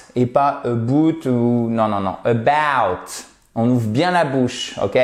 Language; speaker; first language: French; native; French